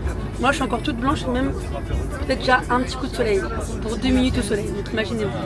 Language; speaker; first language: French; native; French